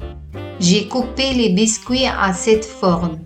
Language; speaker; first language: French; non-native, fluent; Italian